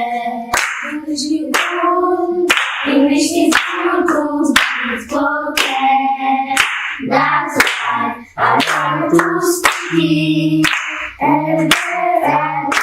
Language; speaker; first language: English; non-native, learner; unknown